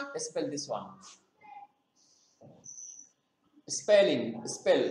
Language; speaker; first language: English; non-native, fluent; Bangla